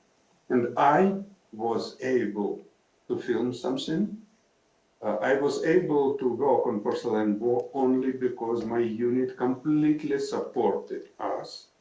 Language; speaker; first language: English; non-native, fluent; Ukrainian